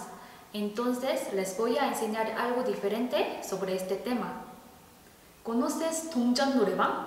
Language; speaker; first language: Spanish; non-native, fluent; Korean